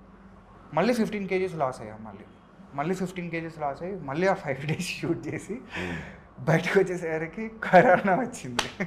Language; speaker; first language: Telugu; native; Telugu